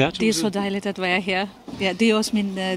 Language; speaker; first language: Danish; non-native, fluent; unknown